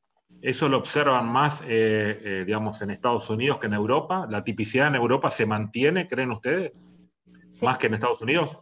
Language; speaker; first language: Spanish; native; Spanish